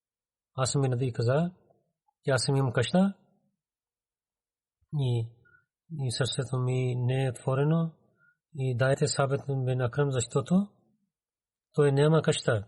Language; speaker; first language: Bulgarian; non-native, learner; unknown